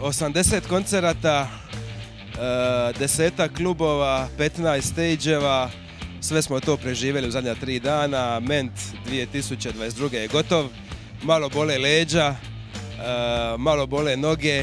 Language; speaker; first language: Croatian; native; Croatian